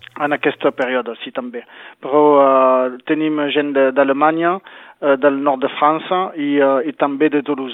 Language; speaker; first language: Catalan; non-native, local second language; French